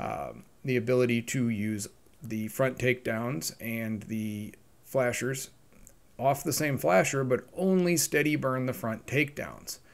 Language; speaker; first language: English; native; English